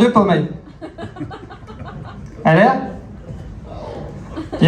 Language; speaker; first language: Swedish; non-native, fluent; French